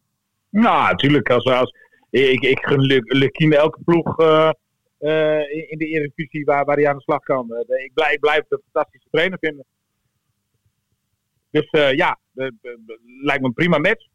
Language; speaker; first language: Dutch; native; Dutch